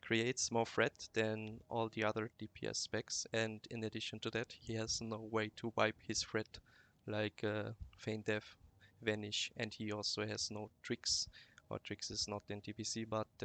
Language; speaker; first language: English; non-native, fluent; German